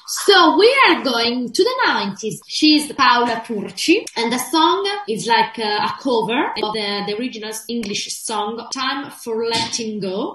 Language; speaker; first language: English; non-native, fluent; Italian